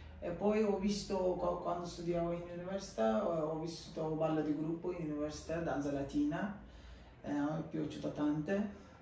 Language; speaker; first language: Italian; non-native, learner; Turkish